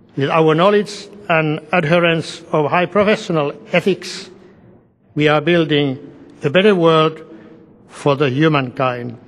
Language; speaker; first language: English; non-native, fluent; Finnish